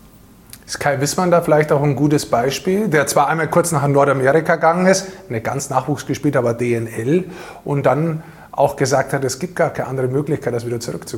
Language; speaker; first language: German; native; German